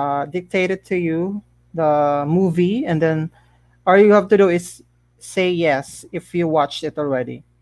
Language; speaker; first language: English; non-native, local second language; Filipino